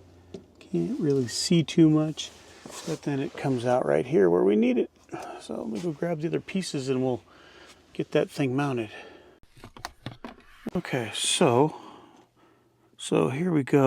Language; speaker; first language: English; native; English